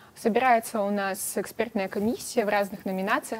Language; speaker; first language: Russian; native; Russian